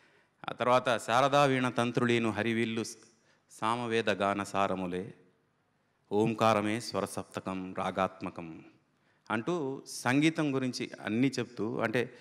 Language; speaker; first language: Telugu; native; Telugu